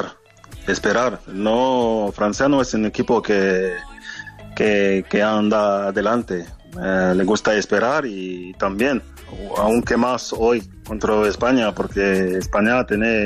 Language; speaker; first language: Spanish; non-native, fluent; French